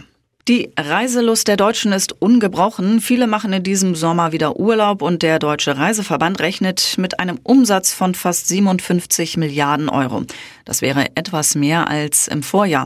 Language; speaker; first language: German; native; German